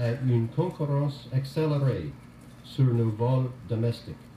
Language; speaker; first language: French; non-native, fluent; English